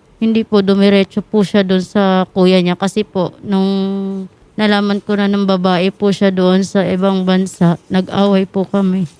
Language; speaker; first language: Filipino; native; Filipino